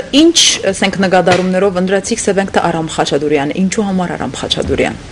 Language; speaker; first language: Armenian; native; Armenian